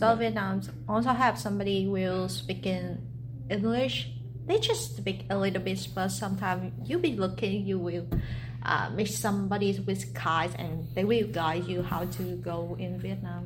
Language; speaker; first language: English; non-native, learner; Vietnamese